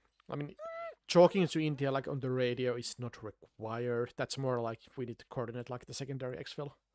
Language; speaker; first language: English; non-native, fluent; Finnish